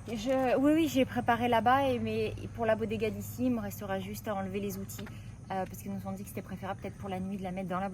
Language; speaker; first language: French; native; French